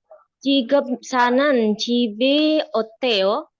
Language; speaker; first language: Korean; non-native, learner; Indonesian